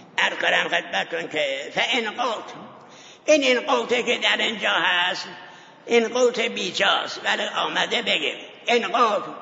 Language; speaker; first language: Persian; non-native, local second language; Azerbaijani